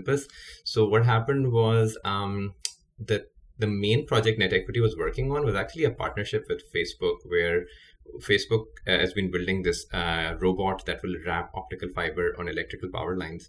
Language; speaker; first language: English; non-native, local second language; Urdu